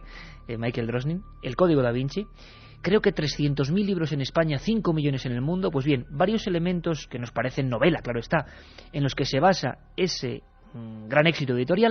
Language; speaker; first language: Spanish; native; Spanish